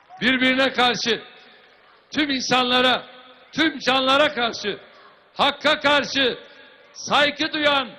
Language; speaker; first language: Turkish; native; Turkish